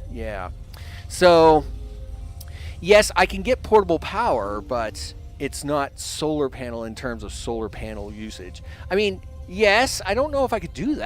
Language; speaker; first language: English; native; English